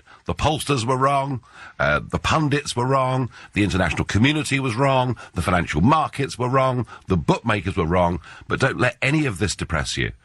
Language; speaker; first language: English; native; English